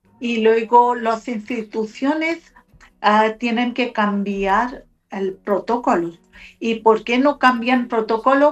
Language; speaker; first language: Spanish; non-native, learner; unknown